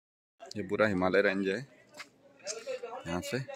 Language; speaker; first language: Hindi; native; Hindi